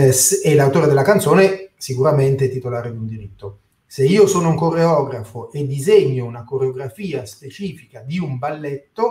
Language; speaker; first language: Italian; native; Italian